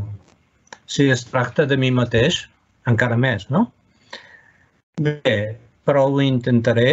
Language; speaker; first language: Catalan; non-native, fluent; Japanese